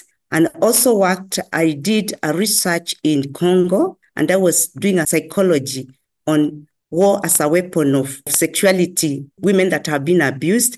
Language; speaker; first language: English; non-native, local second language; Kikuyu